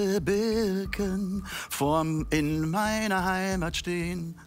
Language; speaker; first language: German; native; German